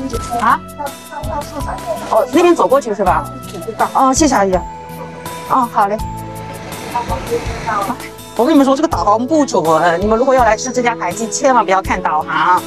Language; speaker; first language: Chinese; native; Chinese